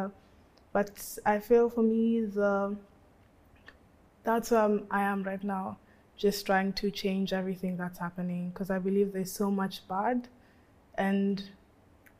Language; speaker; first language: English; native; English